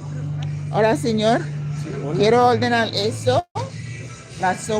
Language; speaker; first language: Spanish; non-native, learner; English